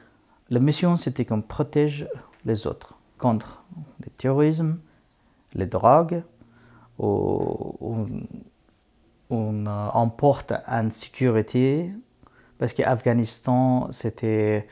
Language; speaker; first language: French; non-native, fluent; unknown